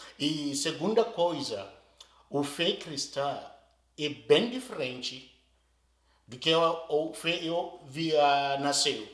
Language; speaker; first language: Portuguese; non-native, learner; Arabic